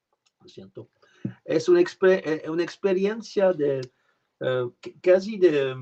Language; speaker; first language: Spanish; non-native, learner; French